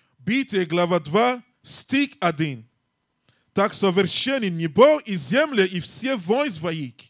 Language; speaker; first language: Russian; non-native, learner; English